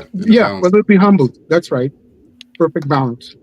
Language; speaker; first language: English; native; English